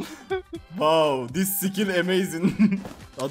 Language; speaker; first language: English; non-native, learner; Turkish